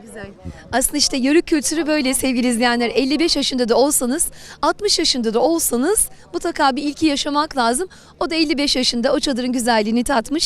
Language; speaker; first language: Turkish; native; Turkish